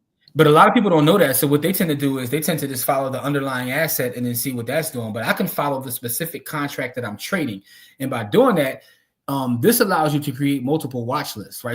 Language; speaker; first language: English; native; English